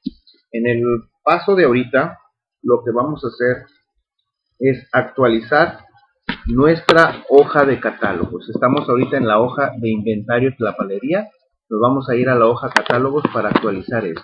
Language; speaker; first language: Spanish; native; Spanish